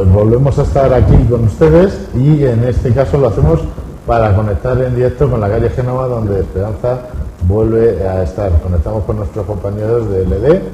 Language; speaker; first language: Spanish; native; Spanish